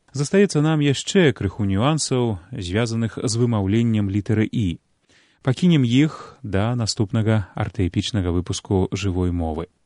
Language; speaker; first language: Belarusian; native; Belarusian